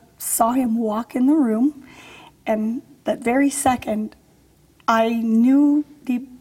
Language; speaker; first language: English; early bilingual, other home language; Polish